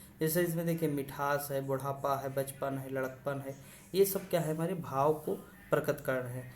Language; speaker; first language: Hindi; native; Hindi